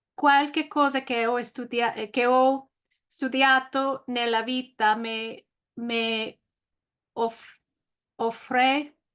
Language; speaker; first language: Italian; non-native, learner; English